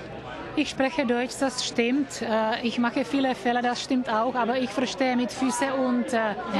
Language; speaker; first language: German; non-native, learner; Czech